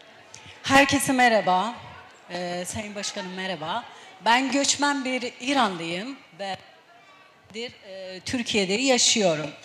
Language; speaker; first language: Turkish; non-native, fluent; Persian